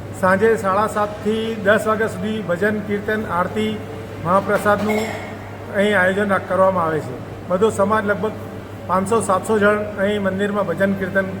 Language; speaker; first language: Gujarati; non-native, local second language; Sindhi